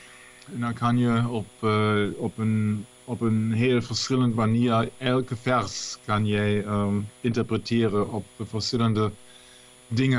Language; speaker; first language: Dutch; non-native, learner; German